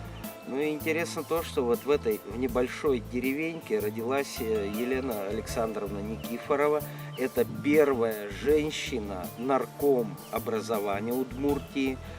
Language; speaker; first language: Russian; native; Russian